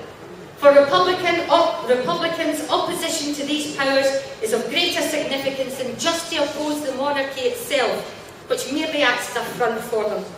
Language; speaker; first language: English; native; English